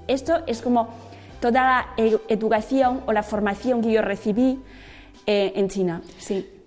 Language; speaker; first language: Spanish; non-native, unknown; Chinese